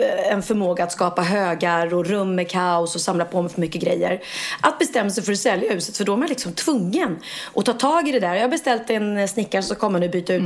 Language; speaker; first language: Swedish; native; Swedish